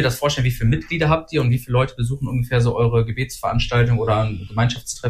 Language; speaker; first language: German; native; German